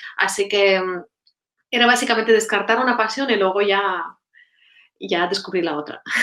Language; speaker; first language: Spanish; non-native, fluent; Russian